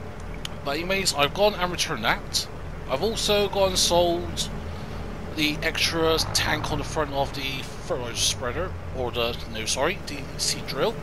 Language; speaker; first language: English; native; English